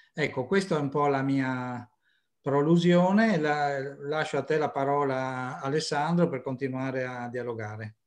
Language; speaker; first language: Italian; native; Italian